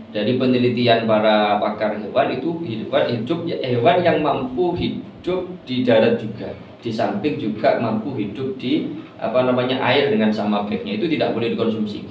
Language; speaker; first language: Indonesian; non-native, local second language; Javanese